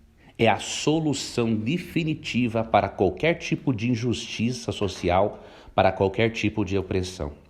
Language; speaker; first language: Portuguese; native; Portuguese